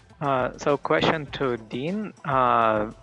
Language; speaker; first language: English; non-native, fluent; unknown